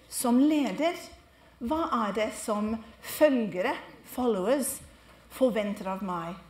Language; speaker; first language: Norwegian; non-native, fluent; English